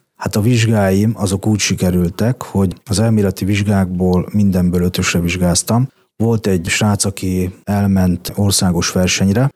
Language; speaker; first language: Hungarian; native; Hungarian